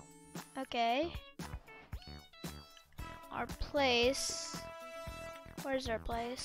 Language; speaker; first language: English; native; English